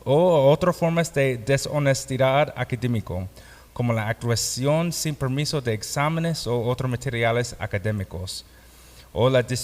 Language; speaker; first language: Spanish; non-native, fluent; English